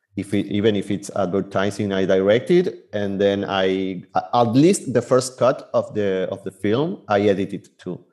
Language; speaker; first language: English; non-native, fluent; Spanish